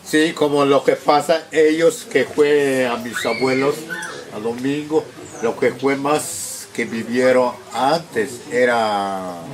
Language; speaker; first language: Spanish; non-native, local second language; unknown